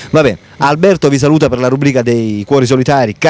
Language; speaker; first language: Italian; native; Italian